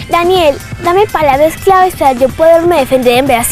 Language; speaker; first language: Spanish; native; Spanish